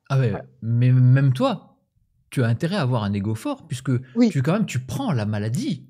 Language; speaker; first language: French; native; French